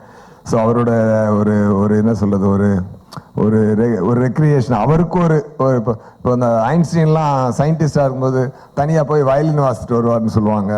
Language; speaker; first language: Tamil; native; Tamil